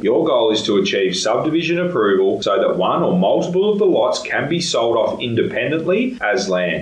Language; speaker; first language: English; native; English